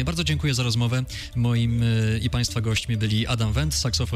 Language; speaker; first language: Polish; native; Polish